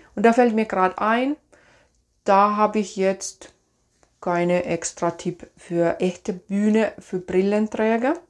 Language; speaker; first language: German; non-native, fluent; Finnish